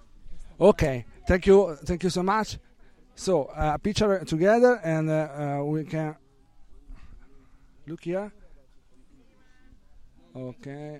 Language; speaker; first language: English; non-native, learner; Italian